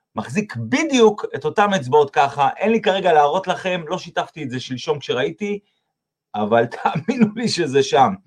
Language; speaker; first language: Hebrew; native; Hebrew